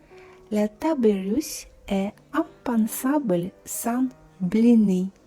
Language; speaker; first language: French; non-native, fluent; Russian